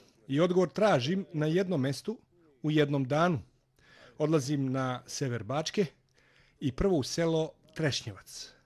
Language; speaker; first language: Bosnian; native; Bosnian